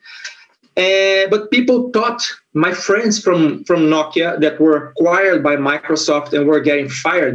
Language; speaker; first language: English; non-native, fluent; Portuguese